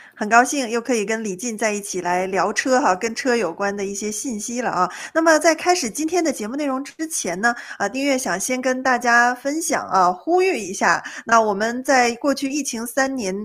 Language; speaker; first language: Chinese; native; Chinese